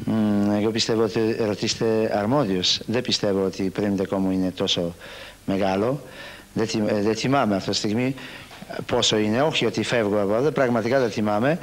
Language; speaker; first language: Greek; non-native, learner; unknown